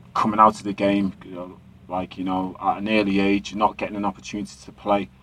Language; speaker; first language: English; native; English